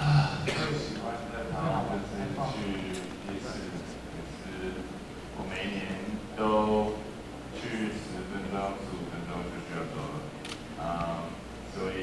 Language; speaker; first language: Chinese; early bilingual, heritage; English